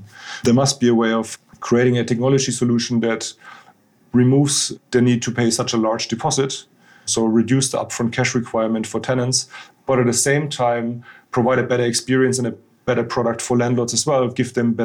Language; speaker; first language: English; non-native, fluent; German